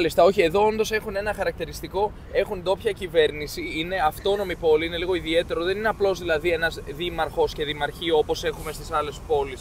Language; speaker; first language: Greek; native; Greek